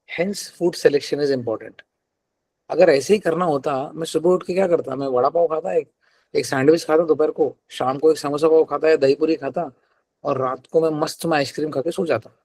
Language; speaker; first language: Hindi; non-native, local second language; Telugu